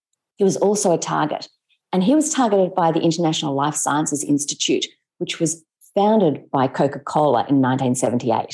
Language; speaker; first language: English; native; English